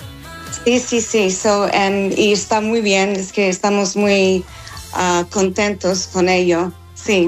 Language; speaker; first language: Spanish; non-native, fluent; English